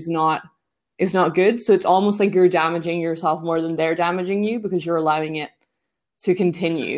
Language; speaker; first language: English; native; English